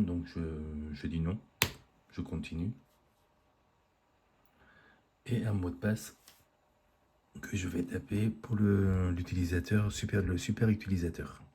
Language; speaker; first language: French; native; French